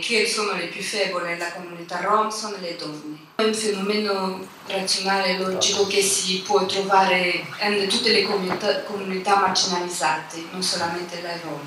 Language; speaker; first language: Italian; non-native, learner; Romany